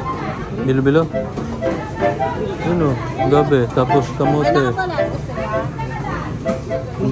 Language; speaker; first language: Filipino; non-native, local second language; Bikol